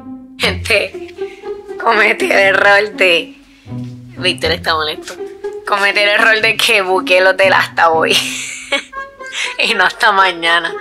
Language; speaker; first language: Spanish; native; Spanish